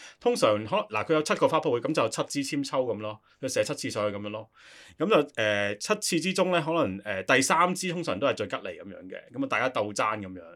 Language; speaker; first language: Cantonese; native; Cantonese